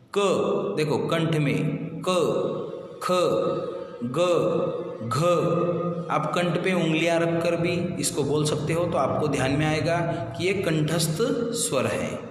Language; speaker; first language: Hindi; non-native, local second language; Marathi